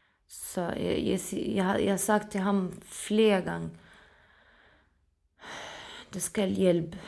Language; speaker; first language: Danish; non-native, fluent; Arabic